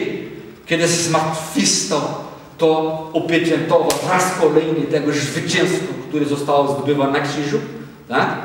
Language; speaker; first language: Polish; non-native, learner; Portuguese